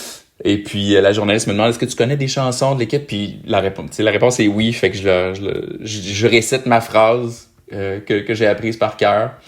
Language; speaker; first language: French; native; French